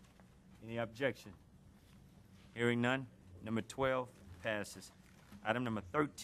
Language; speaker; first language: English; native; English